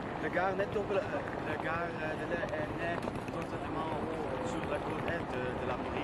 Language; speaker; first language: French; non-native, learner; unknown